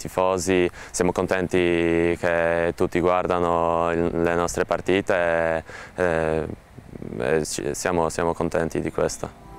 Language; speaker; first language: Italian; non-native, learner; Polish